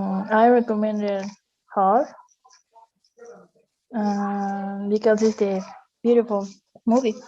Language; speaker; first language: English; non-native, learner; Spanish